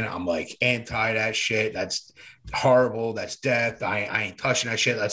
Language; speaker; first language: English; native; English